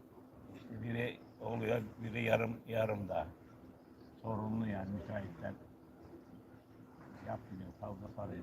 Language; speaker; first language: Turkish; native; Turkish